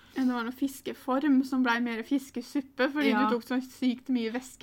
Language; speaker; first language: Norwegian; native; Norwegian